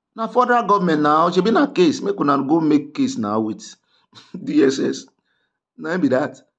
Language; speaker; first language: Nigerian Pidgin; non-native, local second language; Yoruba